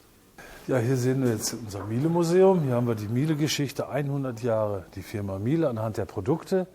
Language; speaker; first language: German; native; German